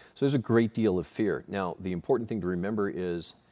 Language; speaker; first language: English; native; English